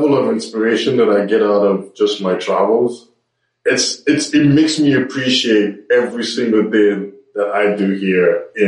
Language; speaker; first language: English; non-native, local second language; Yoruba